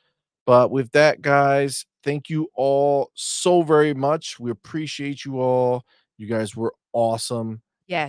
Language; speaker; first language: English; native; English